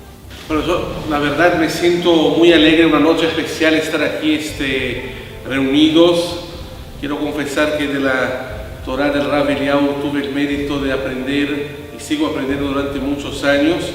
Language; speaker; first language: Spanish; native; Spanish